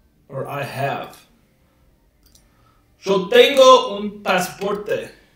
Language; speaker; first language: Spanish; non-native, learner; English